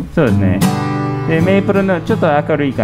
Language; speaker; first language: Japanese; non-native, fluent; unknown